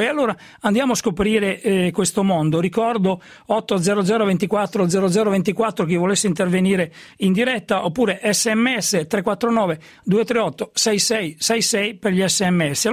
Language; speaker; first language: Italian; native; Italian